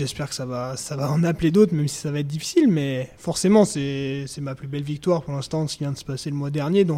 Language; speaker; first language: French; native; French